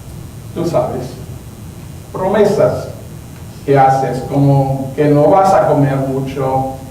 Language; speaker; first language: Spanish; non-native, learner; English